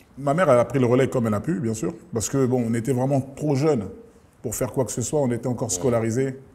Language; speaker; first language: French; early bilingual, other home language; Lingala